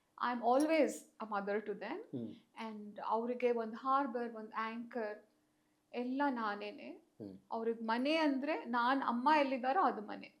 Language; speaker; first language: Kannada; native; Kannada